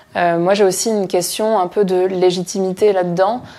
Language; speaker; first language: French; native; French